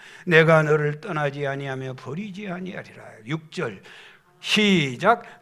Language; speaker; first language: Korean; native; Korean